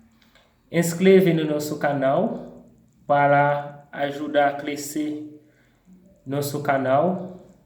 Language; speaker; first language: Portuguese; non-native, fluent; Haitian Creole